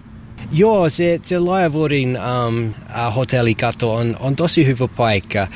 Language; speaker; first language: Finnish; non-native, learner; English